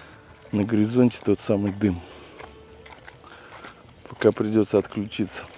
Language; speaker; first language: Russian; native; Russian